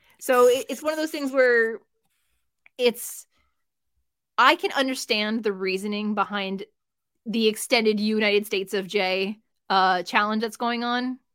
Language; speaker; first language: English; native; English